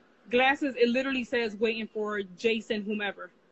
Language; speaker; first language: English; native; English